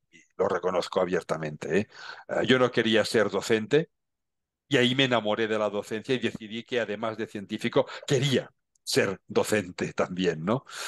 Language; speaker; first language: Spanish; non-native, local second language; Catalan